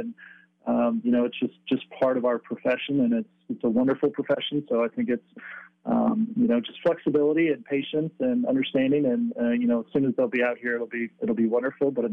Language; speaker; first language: English; native; English